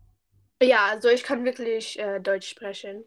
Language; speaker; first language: German; non-native, local second language; Luxembourgish